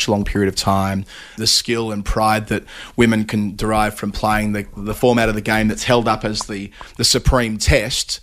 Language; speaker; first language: English; native; English